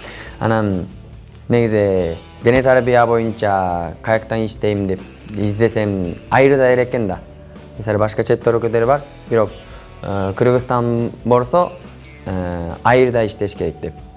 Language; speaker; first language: Kyrgyz; non-native, learner; Japanese